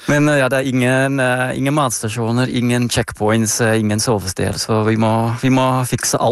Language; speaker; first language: Norwegian; non-native, fluent; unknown